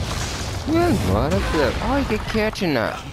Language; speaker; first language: English; native; English